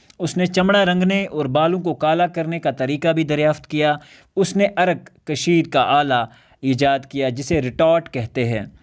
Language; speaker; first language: Urdu; non-native, local second language; Kashmiri